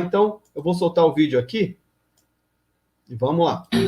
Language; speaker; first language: Portuguese; native; Portuguese